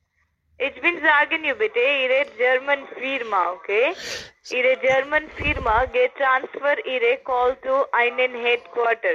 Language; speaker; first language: German; non-native, learner; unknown